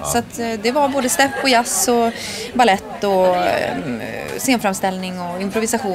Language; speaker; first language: Swedish; native; Swedish